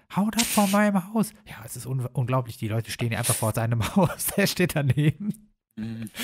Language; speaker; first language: German; native; German